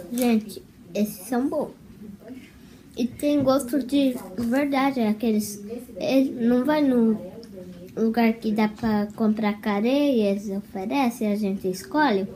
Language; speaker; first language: Portuguese; early bilingual, heritage; Portuguese